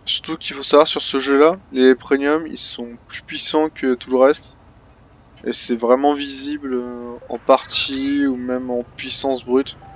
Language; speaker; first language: French; native; French